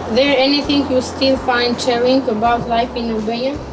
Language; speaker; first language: English; non-native, learner; Albanian